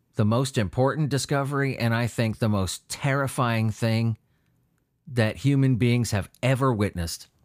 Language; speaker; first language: English; native; English